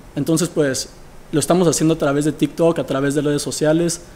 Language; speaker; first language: Spanish; early bilingual, heritage; Spanish